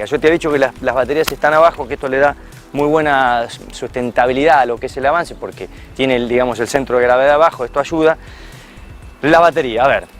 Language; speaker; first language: Spanish; native; Spanish